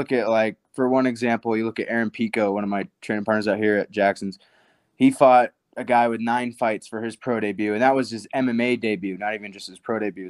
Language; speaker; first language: English; native; English